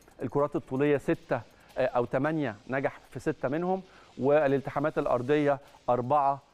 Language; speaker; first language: Arabic; native; Arabic